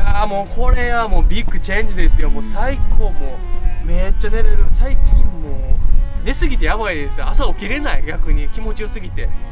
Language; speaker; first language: Japanese; native; Japanese